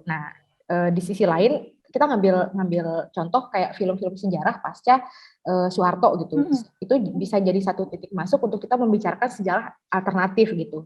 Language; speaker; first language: Indonesian; native; Indonesian